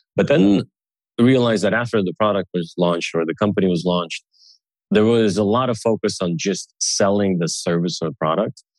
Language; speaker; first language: English; early bilingual, other home language; Russian